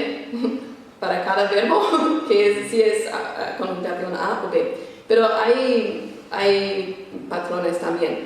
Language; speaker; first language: Spanish; non-native, fluent; English